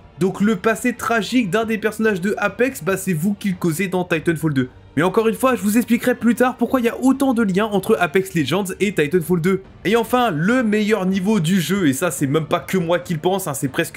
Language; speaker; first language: French; native; French